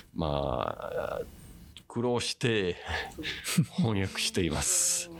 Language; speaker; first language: Japanese; non-native, fluent; Spanish